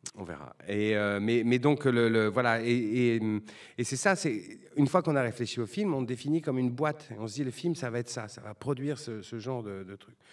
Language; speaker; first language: French; native; French